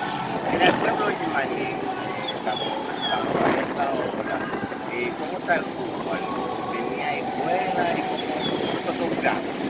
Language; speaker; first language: Spanish; non-native, learner; Haitian Creole